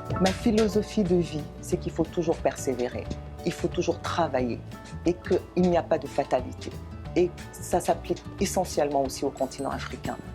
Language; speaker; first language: French; non-native, local second language; Wolof